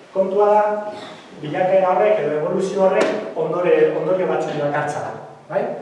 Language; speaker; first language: Basque; native; Basque